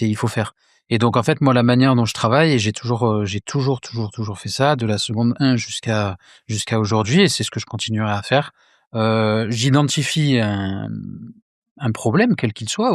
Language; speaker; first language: French; native; French